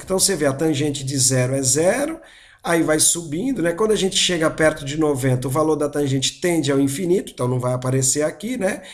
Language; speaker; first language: Portuguese; native; Portuguese